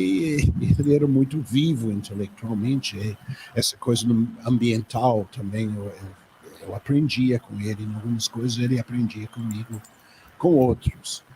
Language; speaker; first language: Portuguese; non-native, fluent; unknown